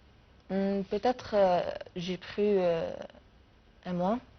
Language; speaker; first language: French; non-native, fluent; Arabic